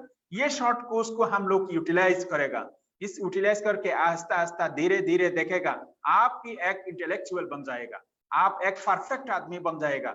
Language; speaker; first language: Hindi; non-native, fluent; Bangla